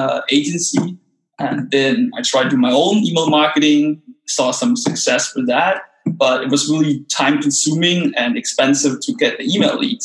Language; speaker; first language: English; non-native, fluent; Danish